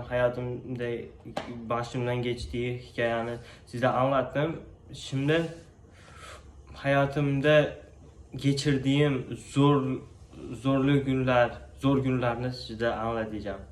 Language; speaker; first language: Turkish; non-native, learner; Uzbek